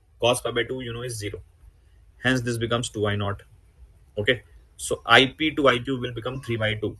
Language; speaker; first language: English; non-native, local second language; Hindi